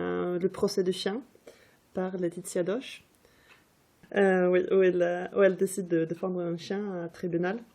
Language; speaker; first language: French; non-native, fluent; Swedish